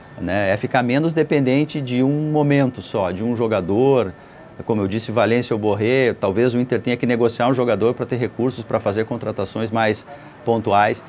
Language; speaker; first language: Portuguese; native; Portuguese